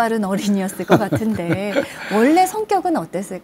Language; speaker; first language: Korean; native; Korean